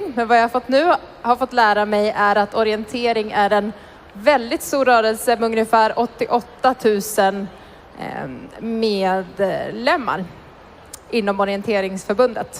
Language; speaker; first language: Swedish; native; Swedish